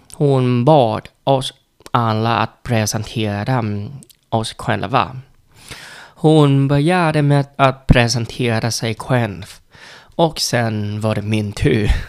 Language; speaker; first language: Swedish; non-native, learner; Vietnamese